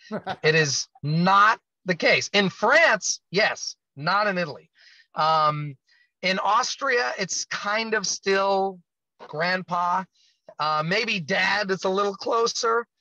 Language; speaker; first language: English; native; English